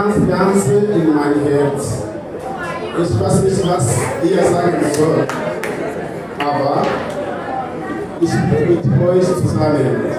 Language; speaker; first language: German; non-native, learner; Kinyarwanda